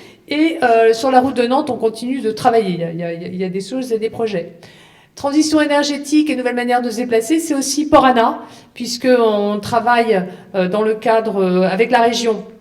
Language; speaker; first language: French; native; French